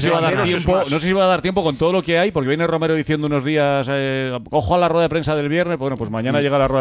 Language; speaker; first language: Spanish; native; Spanish